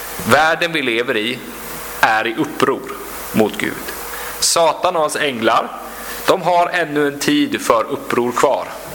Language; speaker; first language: Swedish; native; Swedish